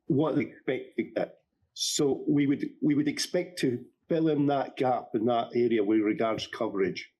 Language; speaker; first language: English; native; English